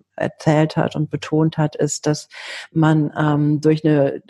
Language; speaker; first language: German; early bilingual, heritage; Greek